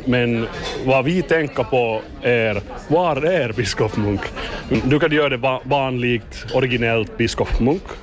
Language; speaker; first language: Swedish; non-native, local second language; Finnish